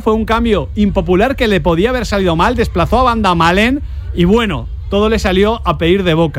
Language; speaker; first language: Spanish; native; Spanish